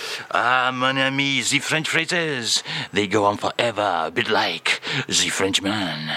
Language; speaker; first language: English; native; English